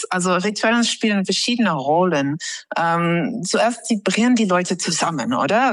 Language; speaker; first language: German; non-native, fluent; English